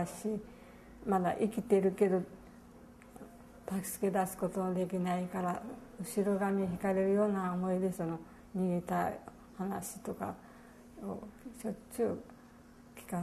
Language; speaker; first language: Japanese; native; Japanese